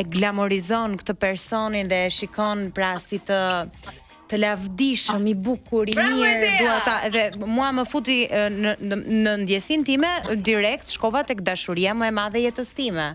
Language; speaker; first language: Albanian; native; Albanian